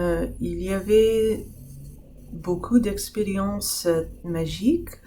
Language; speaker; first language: French; non-native, fluent; English